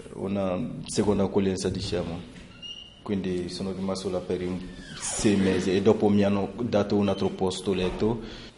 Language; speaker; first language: Italian; non-native, fluent; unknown